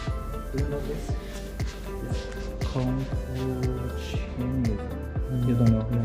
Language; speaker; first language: English; non-native, learner; Chinese